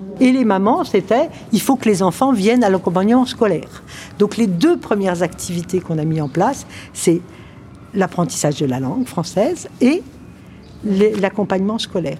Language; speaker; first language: French; native; French